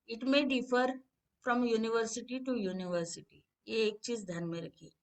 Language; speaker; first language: Hindi; non-native, local second language; Marathi